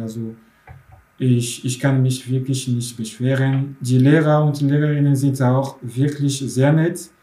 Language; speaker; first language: German; non-native, fluent; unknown